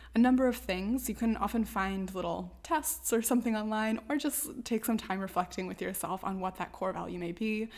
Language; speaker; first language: English; native; English